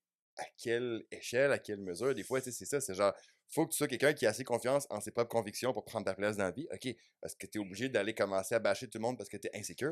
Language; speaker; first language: French; native; French